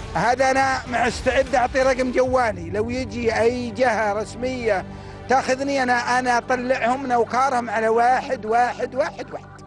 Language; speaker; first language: Arabic; native; Arabic